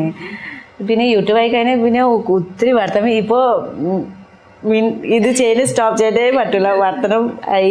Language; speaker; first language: Malayalam; non-native, learner; Nepali